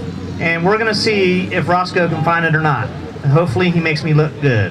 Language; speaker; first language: English; native; English